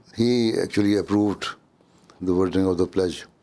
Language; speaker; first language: English; non-native, local second language; Urdu